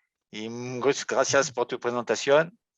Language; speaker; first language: Spanish; non-native, learner; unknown